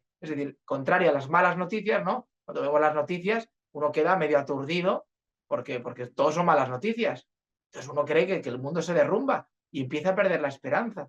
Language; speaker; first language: Spanish; native; Spanish